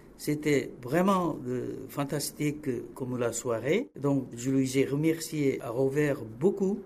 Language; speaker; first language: French; non-native, fluent; Korean